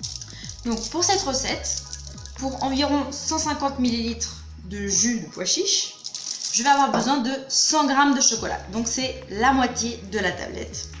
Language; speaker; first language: French; native; French